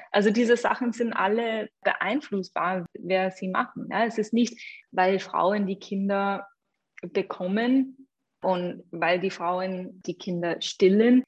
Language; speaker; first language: German; non-native, fluent; English